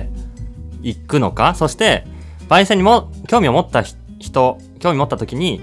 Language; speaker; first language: Japanese; native; Japanese